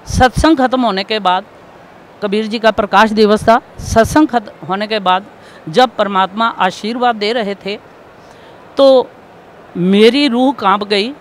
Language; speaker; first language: Hindi; native; Hindi